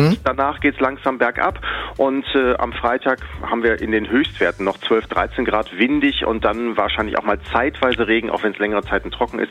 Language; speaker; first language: German; native; German